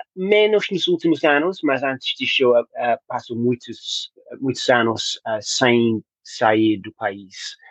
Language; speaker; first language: Portuguese; non-native, learner; English